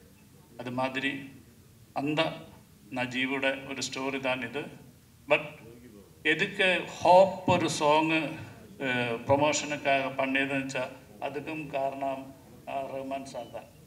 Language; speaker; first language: Tamil; non-native, learner; Malayalam